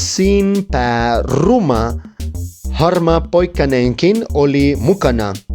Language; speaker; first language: Finnish; non-native, learner; Spanish